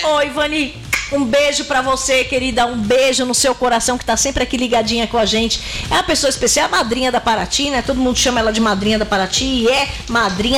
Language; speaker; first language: Portuguese; native; Portuguese